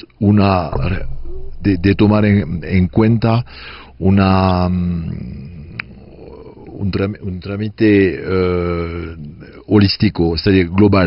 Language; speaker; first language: Spanish; non-native, fluent; French